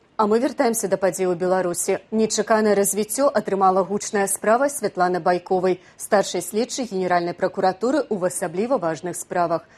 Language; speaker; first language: Belarusian; native; Belarusian